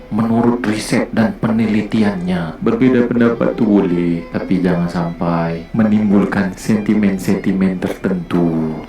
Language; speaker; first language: Malay; native; Malay